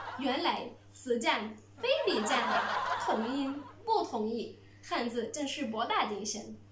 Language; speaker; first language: Chinese; non-native, fluent; Arabic